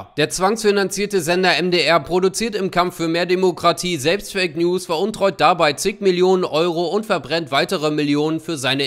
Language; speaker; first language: German; native; German